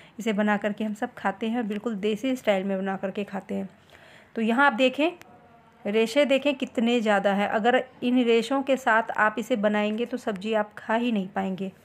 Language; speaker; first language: Hindi; native; Hindi